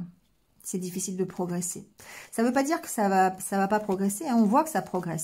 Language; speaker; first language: French; native; French